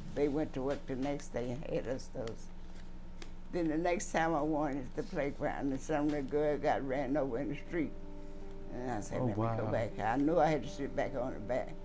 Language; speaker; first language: English; native; English